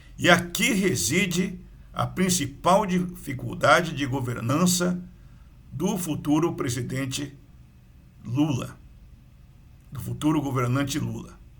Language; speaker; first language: Portuguese; native; Portuguese